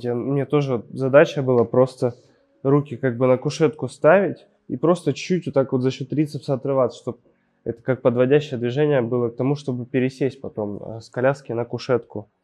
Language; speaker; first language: Russian; native; Russian